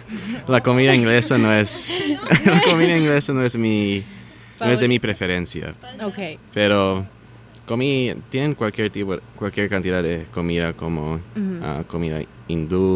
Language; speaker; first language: Spanish; early bilingual, heritage; Spanish